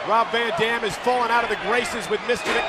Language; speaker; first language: English; native; English